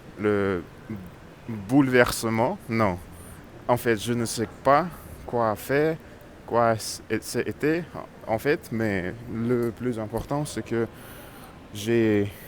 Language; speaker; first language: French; non-native, learner; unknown